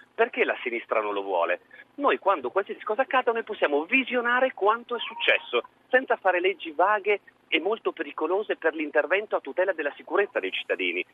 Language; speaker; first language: Italian; native; Italian